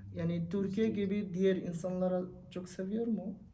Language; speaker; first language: Turkish; non-native, learner; Bangla